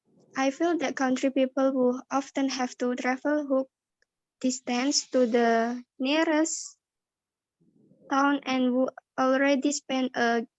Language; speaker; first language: English; non-native, learner; Indonesian